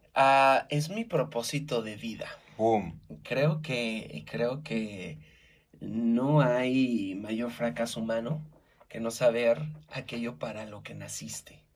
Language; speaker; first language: Spanish; native; Spanish